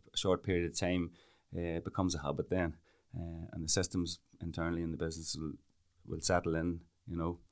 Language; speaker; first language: English; native; English